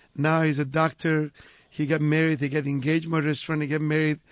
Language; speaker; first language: English; non-native, fluent; Italian